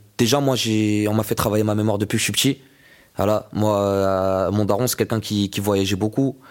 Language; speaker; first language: French; non-native, local second language; Arabic